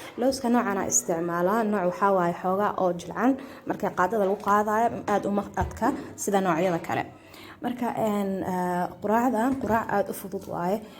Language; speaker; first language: Somali; early bilingual, heritage; Somali